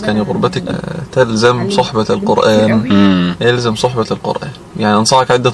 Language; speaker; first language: Arabic; native; Arabic